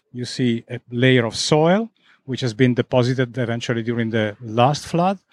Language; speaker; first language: English; non-native, fluent; Italian